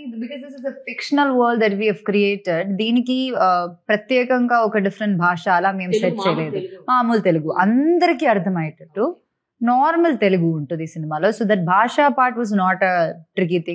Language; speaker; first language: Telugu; non-native, fluent; Malayalam